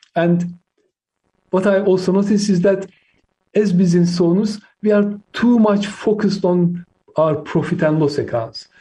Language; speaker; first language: English; non-native, fluent; Turkish